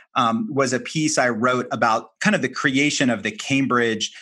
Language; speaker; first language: English; native; English